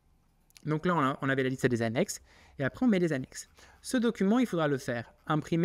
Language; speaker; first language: French; native; French